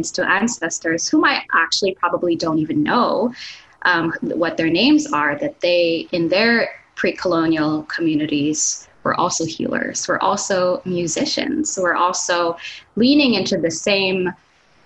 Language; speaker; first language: English; non-native, local second language; Filipino